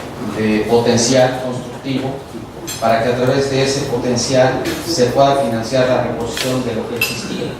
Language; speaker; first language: Spanish; native; Spanish